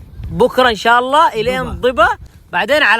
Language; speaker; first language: Arabic; native; Arabic